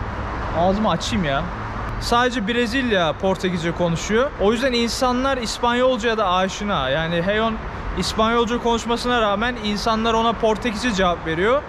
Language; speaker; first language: Turkish; native; Turkish